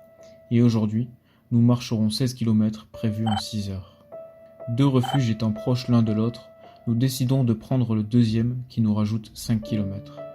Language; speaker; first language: French; native; French